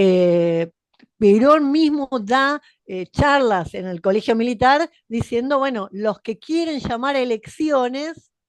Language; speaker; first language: Spanish; native; Spanish